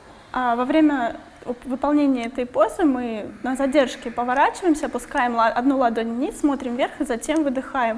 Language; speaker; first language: Russian; native; Russian